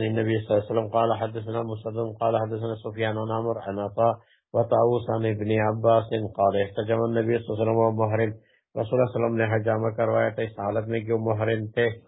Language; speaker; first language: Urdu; non-native, local second language; Pashto